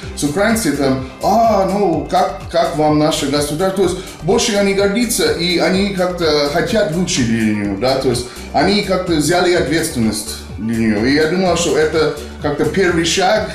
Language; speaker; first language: Ukrainian; non-native, learner; English